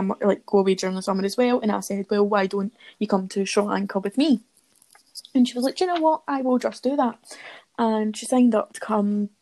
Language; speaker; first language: English; native; English